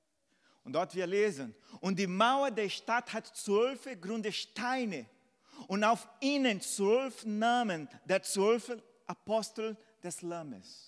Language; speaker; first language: German; non-native, fluent; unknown